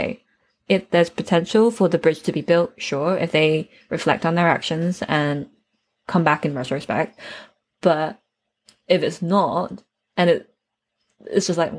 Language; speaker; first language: English; native; English